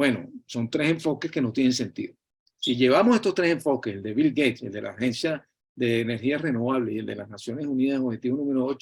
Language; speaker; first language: Spanish; native; Spanish